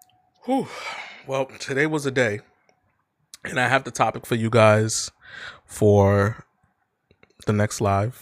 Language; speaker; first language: English; native; English